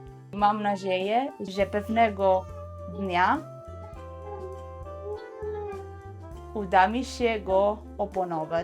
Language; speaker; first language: Polish; non-native, learner; Italian